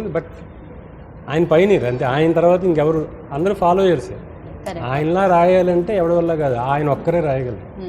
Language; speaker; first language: Telugu; native; Telugu